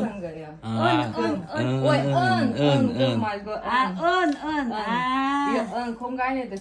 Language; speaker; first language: Korean; non-native, learner; Kazakh